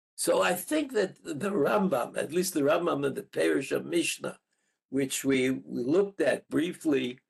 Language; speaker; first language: English; native; English